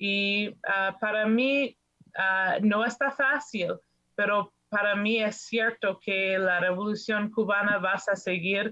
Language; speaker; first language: Spanish; non-native, learner; English